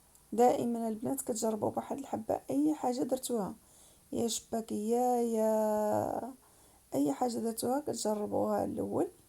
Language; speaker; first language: Arabic; native; Arabic